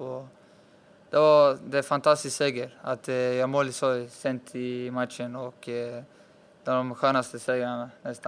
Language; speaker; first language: Swedish; early bilingual, other home language; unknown